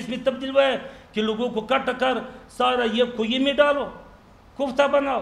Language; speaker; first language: Urdu; non-native, learner; Pashto